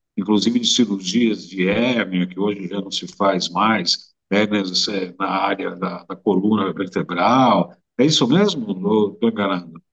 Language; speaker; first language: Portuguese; native; Portuguese